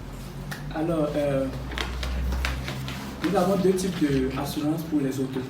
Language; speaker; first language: French; non-native, fluent; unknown